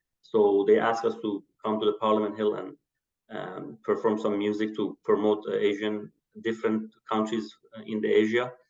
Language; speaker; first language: English; non-native, fluent; Persian